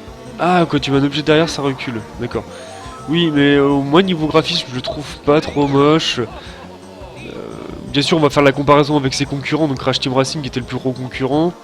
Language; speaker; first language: French; native; French